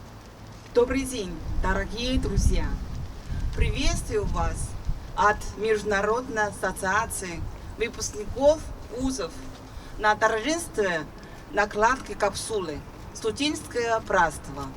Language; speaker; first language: Russian; non-native, fluent; Chinese